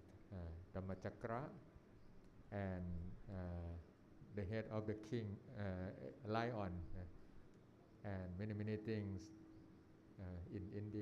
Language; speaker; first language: English; non-native, learner; Thai